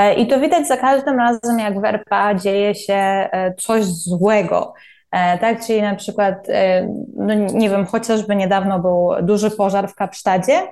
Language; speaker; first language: Polish; native; Polish